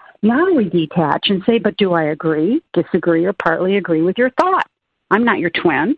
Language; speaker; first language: English; native; English